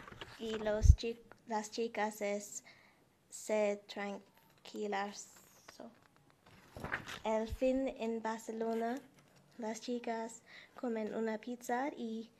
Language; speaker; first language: Spanish; non-native, learner; English